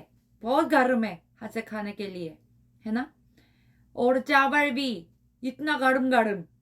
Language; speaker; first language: Hindi; non-native, learner; Korean